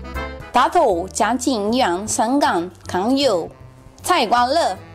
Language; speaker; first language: Chinese; non-native, learner; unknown